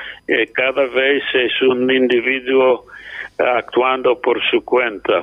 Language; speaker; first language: Spanish; non-native, fluent; English